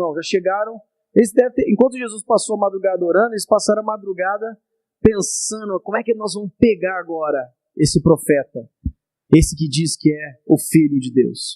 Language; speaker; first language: Portuguese; native; Portuguese